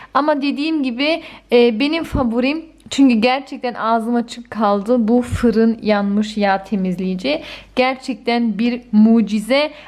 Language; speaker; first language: Turkish; early bilingual, heritage; Turkish